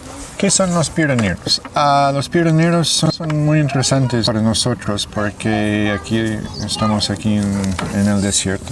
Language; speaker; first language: Spanish; non-native, fluent; English